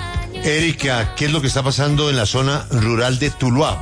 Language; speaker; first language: Spanish; native; Spanish